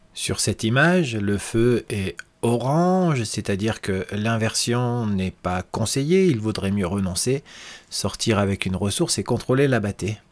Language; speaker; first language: French; native; French